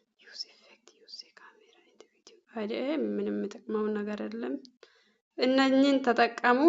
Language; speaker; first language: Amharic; non-native, local second language; Oromo